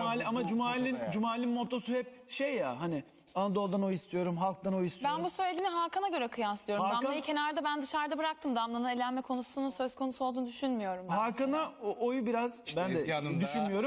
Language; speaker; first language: Turkish; native; Turkish